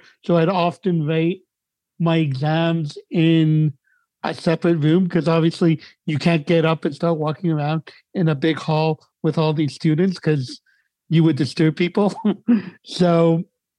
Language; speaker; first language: English; native; English